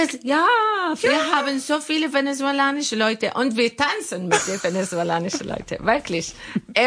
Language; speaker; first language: German; non-native, learner; Arabic